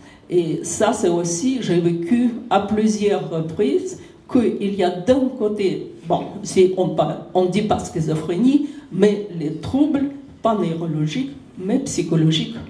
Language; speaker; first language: French; non-native, fluent; Russian